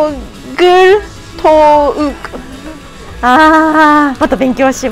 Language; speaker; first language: Korean; non-native, learner; Japanese